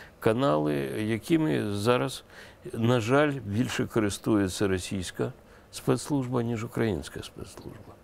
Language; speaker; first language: Ukrainian; non-native, local second language; Russian